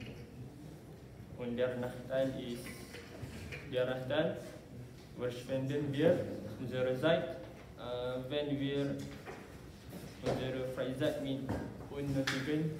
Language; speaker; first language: German; non-native, learner; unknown